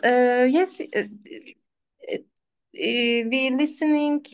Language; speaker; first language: English; non-native, learner; Turkish